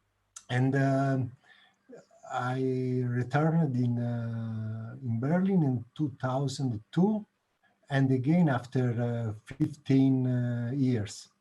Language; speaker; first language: English; non-native, learner; Italian